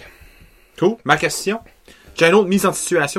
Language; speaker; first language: French; native; French